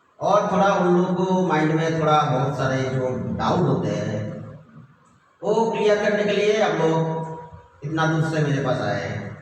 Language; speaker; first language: Hindi; non-native, local second language; Bangla